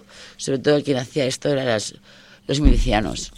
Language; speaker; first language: Spanish; native; Spanish